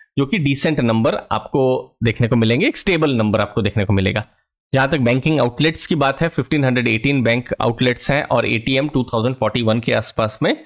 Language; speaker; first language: Hindi; native; Hindi